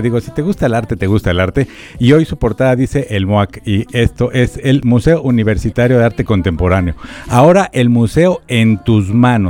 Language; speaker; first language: Spanish; native; Spanish